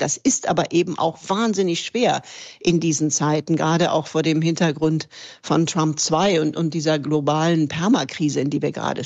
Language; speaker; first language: German; native; German